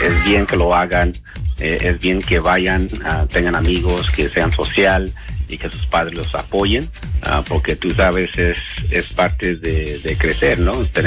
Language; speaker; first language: Spanish; early bilingual, heritage; Spanish